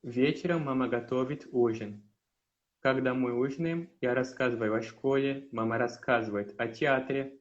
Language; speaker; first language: Russian; non-native, learner; Portuguese